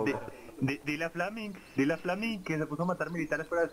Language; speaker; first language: Spanish; native; Spanish